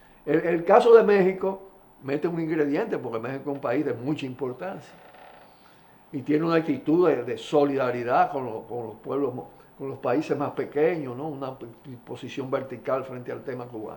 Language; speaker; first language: Spanish; native; Spanish